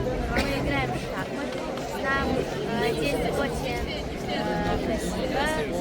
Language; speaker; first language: Russian; non-native, learner; Serbian